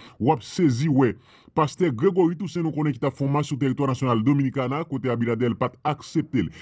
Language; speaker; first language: Haitian Creole; non-native, fluent; Spanish